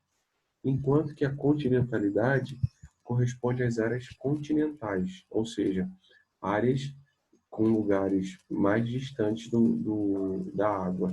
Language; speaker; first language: Portuguese; native; Portuguese